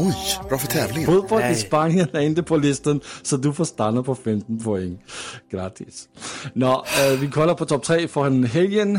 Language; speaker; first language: Swedish; native; Swedish